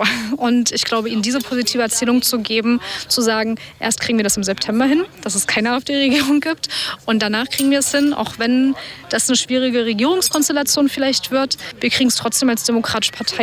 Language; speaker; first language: German; native; German